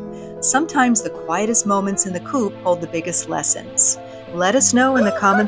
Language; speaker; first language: English; native; English